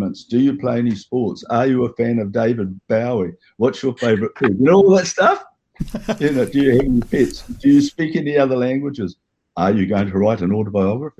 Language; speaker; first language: English; native; English